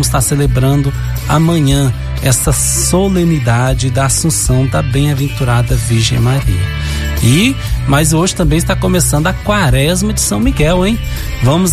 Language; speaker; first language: Portuguese; native; Portuguese